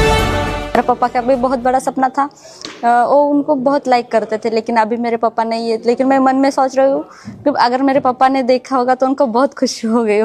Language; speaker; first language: Hindi; non-native, local second language; Odia